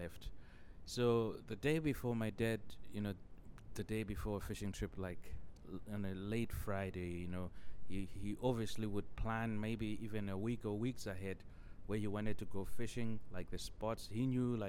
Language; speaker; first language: English; non-native, local second language; Shona